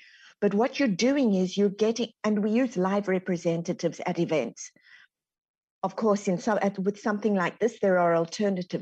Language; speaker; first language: English; native; English